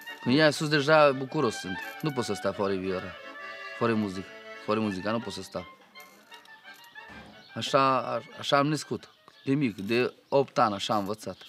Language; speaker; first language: Romanian; non-native, local second language; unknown